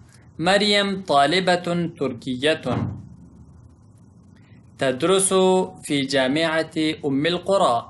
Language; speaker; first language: Arabic; non-native, fluent; Pashto